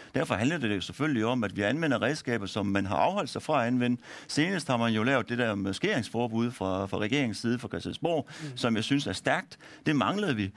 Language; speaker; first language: Danish; early bilingual, other home language; Turkish